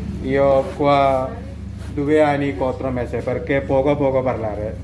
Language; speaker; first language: Italian; non-native, learner; Malayalam